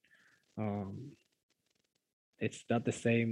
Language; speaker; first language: English; non-native, fluent; Spanish